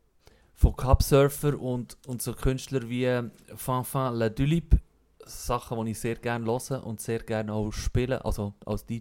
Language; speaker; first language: German; native; German